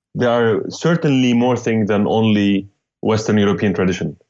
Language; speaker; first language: English; non-native, fluent; Arabic